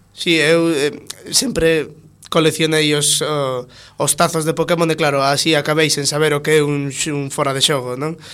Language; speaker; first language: Galician; non-native, local second language; Spanish